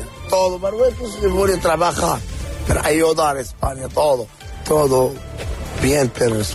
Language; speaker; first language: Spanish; non-native, learner; Arabic